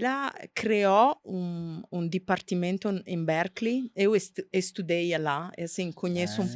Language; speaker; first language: Portuguese; non-native, fluent; Italian